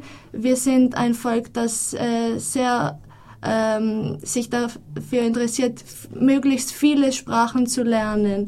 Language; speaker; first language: German; non-native, fluent; Greek